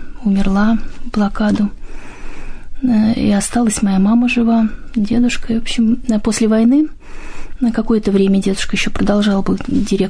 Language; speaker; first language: Russian; native; Russian